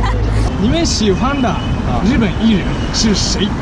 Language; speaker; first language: Chinese; non-native, fluent; Japanese